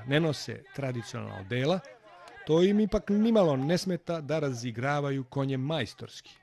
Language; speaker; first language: Bosnian; native; Bosnian